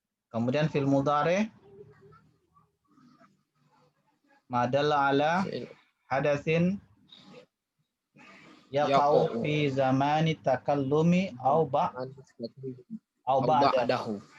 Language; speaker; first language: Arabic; non-native, fluent; Indonesian